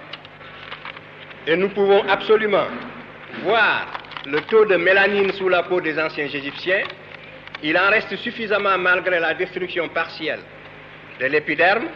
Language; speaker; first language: French; non-native, local second language; Wolof